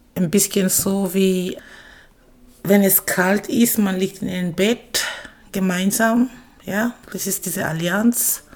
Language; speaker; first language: German; non-native, fluent; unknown